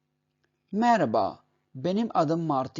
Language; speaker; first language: Turkish; non-native, fluent; Urdu